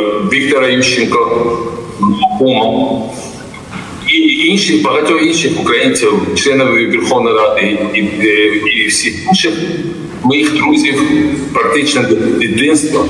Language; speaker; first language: Ukrainian; non-native, fluent; Georgian